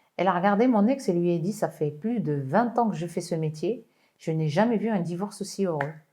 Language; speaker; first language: French; non-native, local second language; Arabic